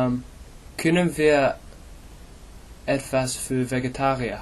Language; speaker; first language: German; non-native, learner; English